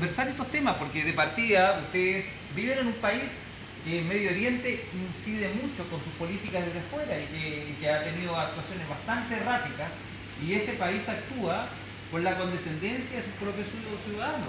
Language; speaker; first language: Spanish; native; Spanish